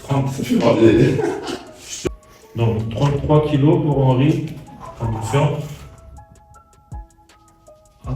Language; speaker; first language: French; native; French